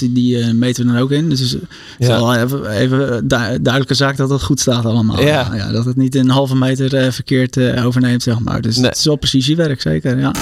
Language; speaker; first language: Dutch; native; Dutch